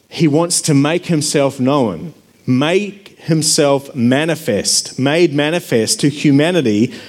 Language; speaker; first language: English; native; English